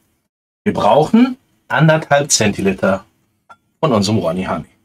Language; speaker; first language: German; native; German